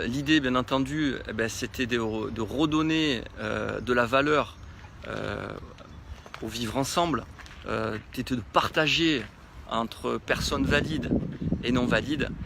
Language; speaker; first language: French; native; French